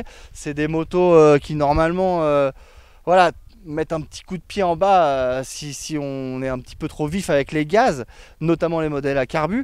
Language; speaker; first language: French; native; French